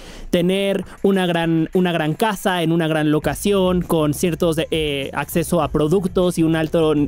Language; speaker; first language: Spanish; native; Spanish